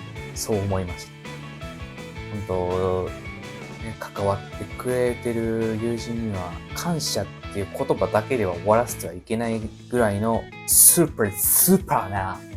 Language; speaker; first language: Japanese; native; Japanese